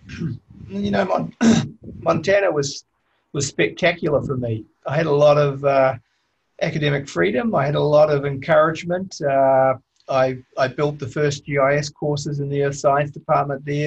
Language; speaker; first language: English; native; English